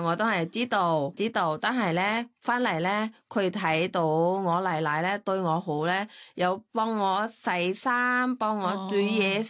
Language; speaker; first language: Cantonese; non-native, learner; Thai